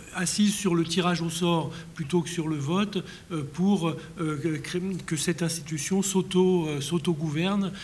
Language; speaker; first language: French; native; French